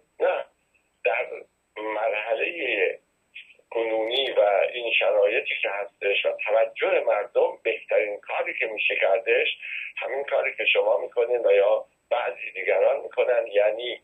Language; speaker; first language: Persian; native; Persian